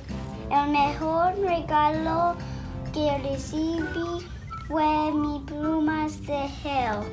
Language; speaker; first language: Spanish; non-native, learner; English